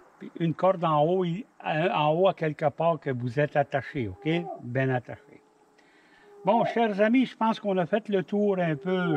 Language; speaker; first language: French; native; French